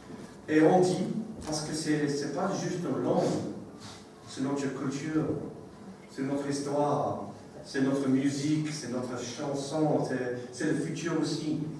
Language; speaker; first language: French; non-native, learner; English